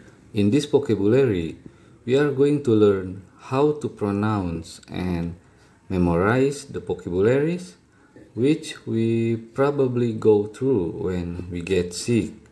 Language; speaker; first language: English; non-native, fluent; Indonesian